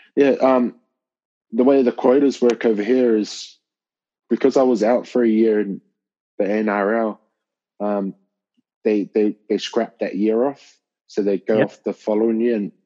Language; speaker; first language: English; native; English